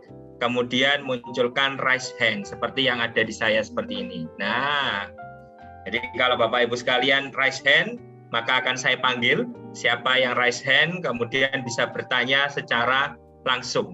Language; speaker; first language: Indonesian; non-native, local second language; Javanese